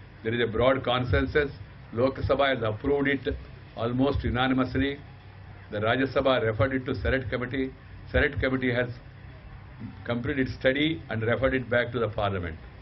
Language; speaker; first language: English; non-native, local second language; Telugu